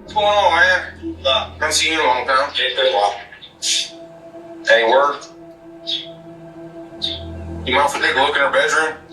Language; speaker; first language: English; native; English